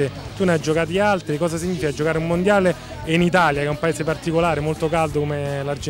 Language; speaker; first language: Italian; native; Italian